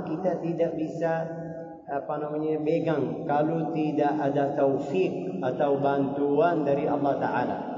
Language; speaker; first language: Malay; non-native, learner; Arabic